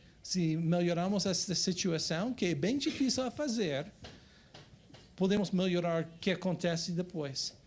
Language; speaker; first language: Portuguese; non-native, fluent; English